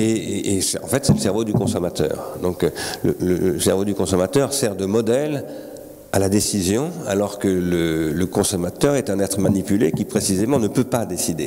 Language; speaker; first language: French; native; French